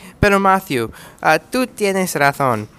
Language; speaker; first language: Spanish; non-native, learner; English